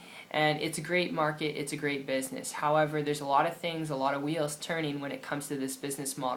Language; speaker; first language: English; native; English